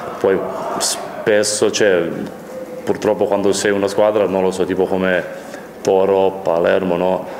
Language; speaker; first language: Italian; non-native, fluent; Serbian